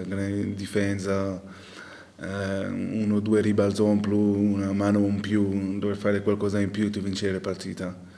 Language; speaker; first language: Italian; non-native, local second language; French